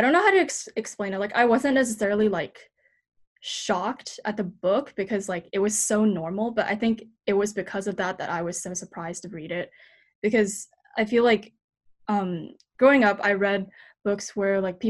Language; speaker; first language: English; native; English